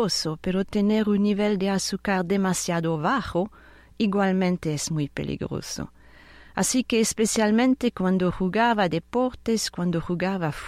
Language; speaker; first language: Spanish; non-native, fluent; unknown